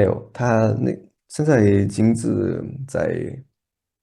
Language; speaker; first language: Chinese; non-native, learner; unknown